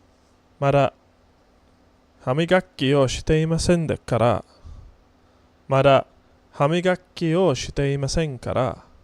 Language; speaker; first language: Japanese; non-native, learner; English